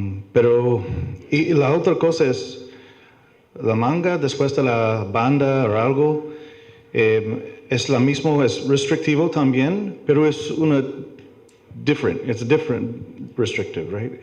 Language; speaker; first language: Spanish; non-native, learner; English